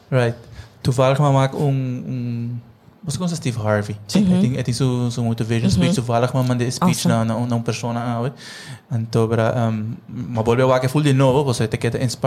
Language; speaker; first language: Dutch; non-native, local second language; Papiamento